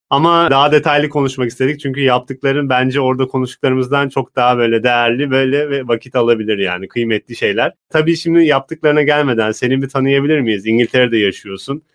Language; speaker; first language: Turkish; native; Turkish